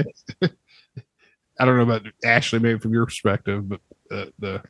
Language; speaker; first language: English; native; English